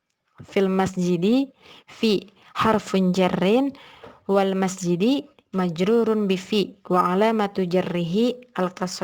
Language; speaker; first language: Arabic; non-native, learner; Indonesian